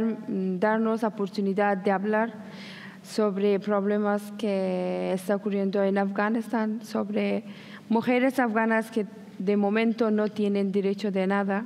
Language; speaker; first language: Spanish; non-native, learner; Persian